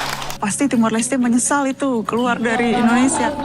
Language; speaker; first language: Indonesian; native; Indonesian